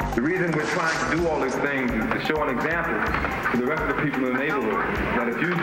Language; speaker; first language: English; native; English